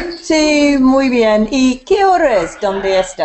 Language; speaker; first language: Spanish; non-native, learner; English